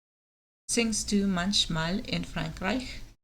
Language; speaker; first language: German; non-native, learner; English